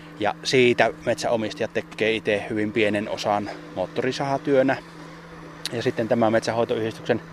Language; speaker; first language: Finnish; native; Finnish